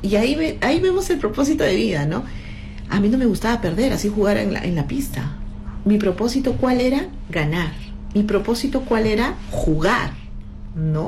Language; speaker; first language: Spanish; native; Spanish